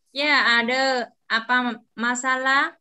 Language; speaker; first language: Indonesian; non-native, learner; Vietnamese